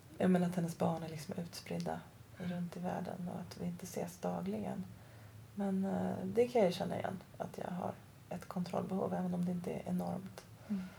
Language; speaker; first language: Swedish; early bilingual, other home language; Persian